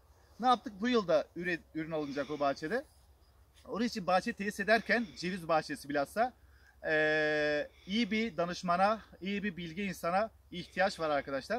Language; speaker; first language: Turkish; native; Turkish